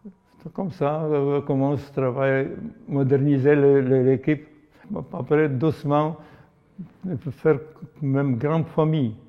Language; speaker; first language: French; non-native, learner; Polish